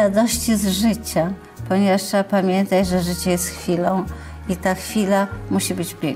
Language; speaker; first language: Polish; native; Polish